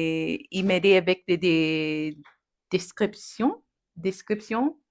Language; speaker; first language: French; non-native, learner; English